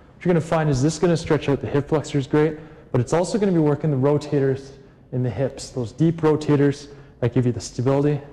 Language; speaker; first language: English; native; English